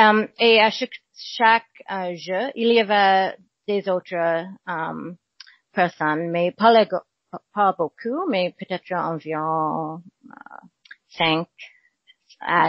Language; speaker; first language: French; non-native, learner; English